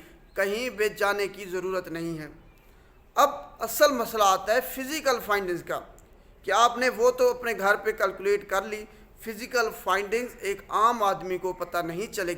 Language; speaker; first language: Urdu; non-native, local second language; Punjabi